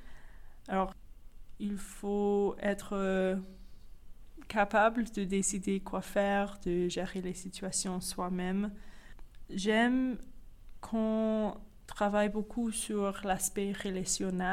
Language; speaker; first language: French; non-native, fluent; English